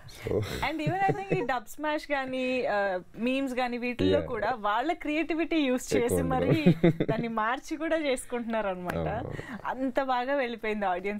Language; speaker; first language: Telugu; native; Telugu